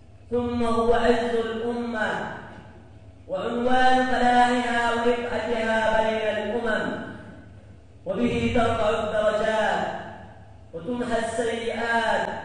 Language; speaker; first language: Arabic; non-native, fluent; Urdu